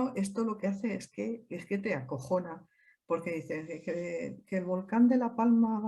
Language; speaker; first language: Spanish; native; Spanish